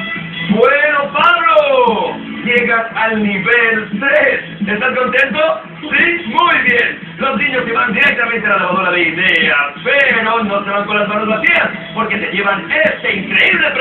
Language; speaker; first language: Spanish; native; Spanish